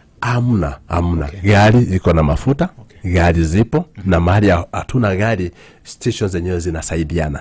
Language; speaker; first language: Swahili; non-native, local second language; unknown